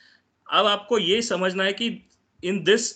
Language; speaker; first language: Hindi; non-native, local second language; Marathi